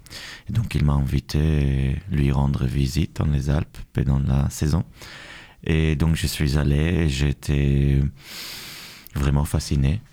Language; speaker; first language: French; non-native, fluent; Hebrew